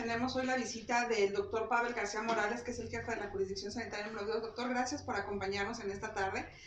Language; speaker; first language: Spanish; native; Spanish